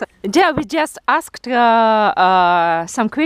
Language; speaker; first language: English; non-native, learner; Russian